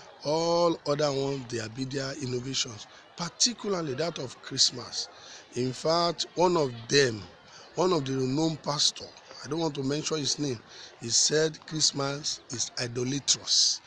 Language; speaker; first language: English; non-native, local second language; Yoruba